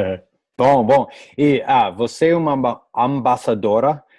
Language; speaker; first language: Portuguese; non-native, learner; English